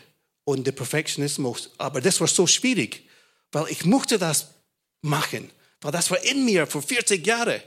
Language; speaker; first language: German; non-native, fluent; English